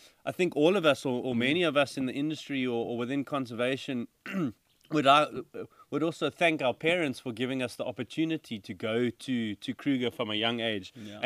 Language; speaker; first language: English; native; English